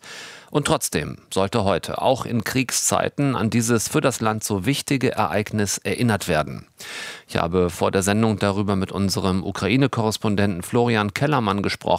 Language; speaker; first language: German; native; German